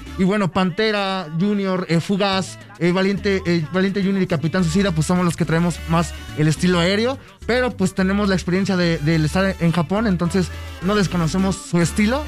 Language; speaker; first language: Spanish; native; Spanish